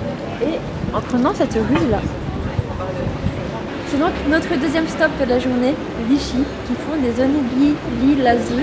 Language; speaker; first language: French; native; French